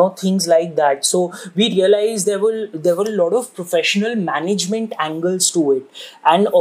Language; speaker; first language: English; non-native, local second language; Hindi